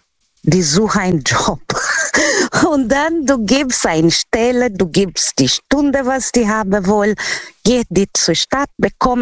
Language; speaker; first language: German; non-native, learner; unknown